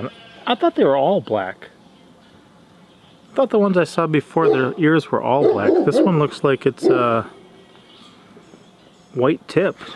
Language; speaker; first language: English; native; English